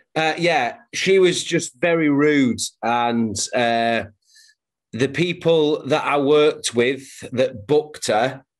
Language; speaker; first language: English; native; English